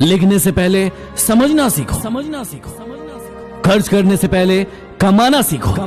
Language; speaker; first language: Hindi; native; Hindi